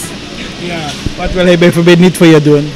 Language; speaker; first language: Dutch; native; Dutch